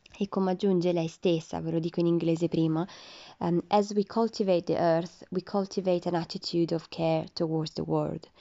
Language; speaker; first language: Italian; native; Italian